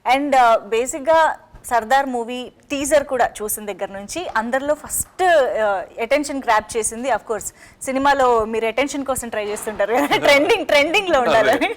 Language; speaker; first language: Telugu; native; Telugu